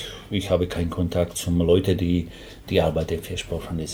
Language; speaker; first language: German; non-native, fluent; Slovak